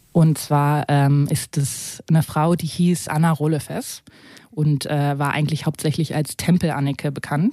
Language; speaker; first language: German; native; German